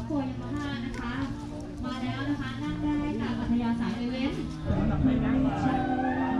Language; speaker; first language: Thai; native; Thai